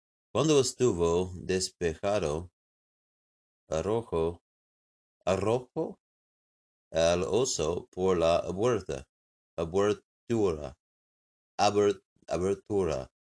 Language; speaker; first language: Spanish; non-native, learner; English